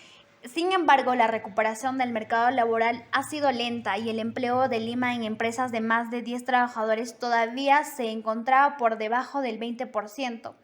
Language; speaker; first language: Spanish; native; Spanish